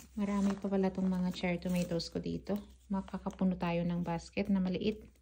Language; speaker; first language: Filipino; non-native, local second language; Hiligaynon